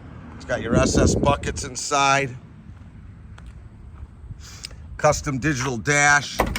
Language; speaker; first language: English; native; English